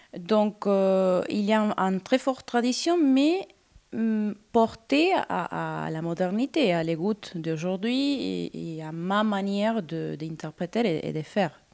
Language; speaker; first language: French; non-native, fluent; Spanish